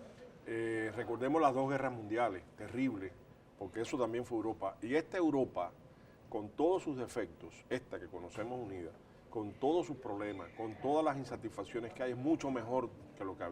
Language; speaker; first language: Spanish; native; Spanish